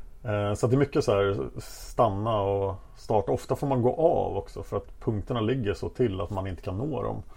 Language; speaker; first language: Swedish; native; Swedish